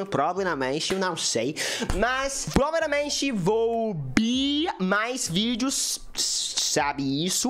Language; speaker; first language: Portuguese; non-native, learner; English